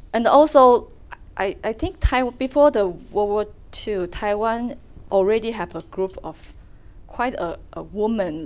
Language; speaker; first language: English; non-native, fluent; Chinese